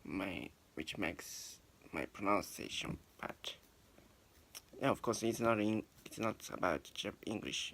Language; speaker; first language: English; non-native, learner; Japanese